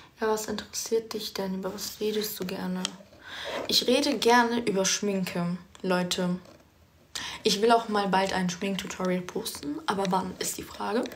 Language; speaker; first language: German; early bilingual, other home language; Turkish